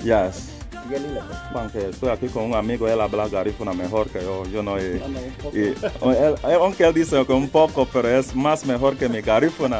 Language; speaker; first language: Spanish; non-native, learner; English